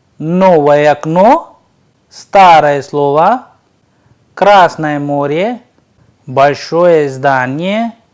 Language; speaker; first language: Russian; non-native, fluent; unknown